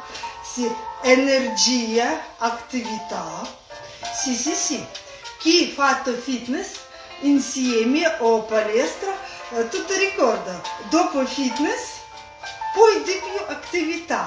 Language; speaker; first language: Italian; non-native, learner; Russian